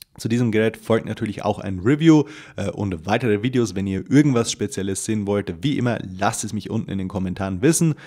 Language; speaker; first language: German; native; German